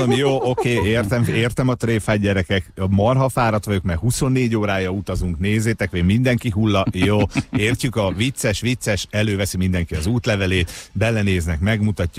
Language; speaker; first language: Hungarian; native; Hungarian